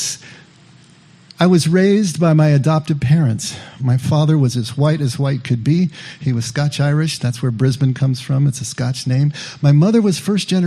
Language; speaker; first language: English; native; English